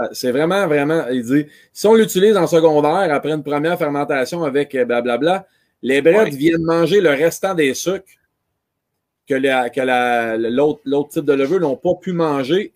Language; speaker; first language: French; native; French